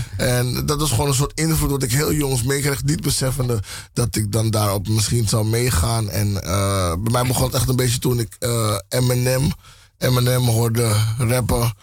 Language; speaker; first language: Dutch; early bilingual, other home language; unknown